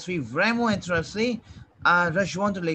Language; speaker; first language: French; non-native, fluent; Hindi